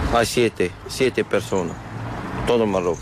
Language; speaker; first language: Spanish; non-native, learner; Arabic